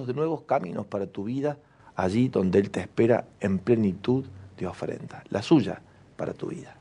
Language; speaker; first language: Spanish; native; Spanish